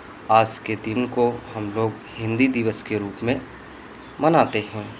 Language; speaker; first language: Hindi; native; Hindi